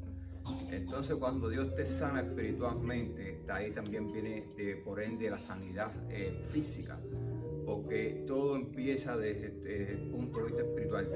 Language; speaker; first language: Spanish; native; Spanish